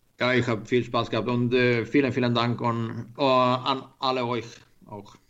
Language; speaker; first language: German; non-native, learner; Swedish